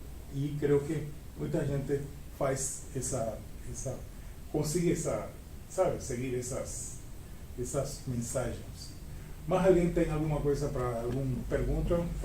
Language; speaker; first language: Portuguese; non-native, fluent; Spanish